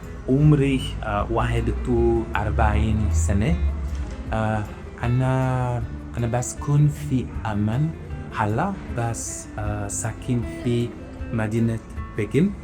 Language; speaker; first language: Arabic; non-native, learner; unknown